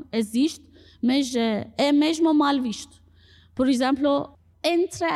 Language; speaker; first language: Portuguese; non-native, fluent; Persian